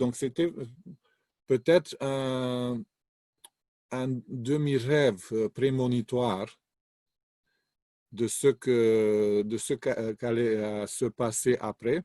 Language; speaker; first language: French; non-native, fluent; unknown